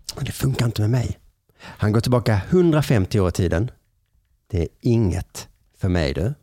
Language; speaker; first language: Swedish; native; Swedish